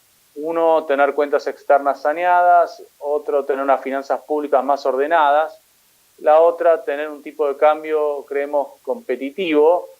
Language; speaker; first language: Spanish; native; Spanish